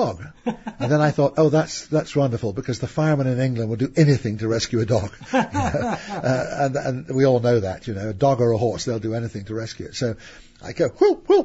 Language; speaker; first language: English; native; English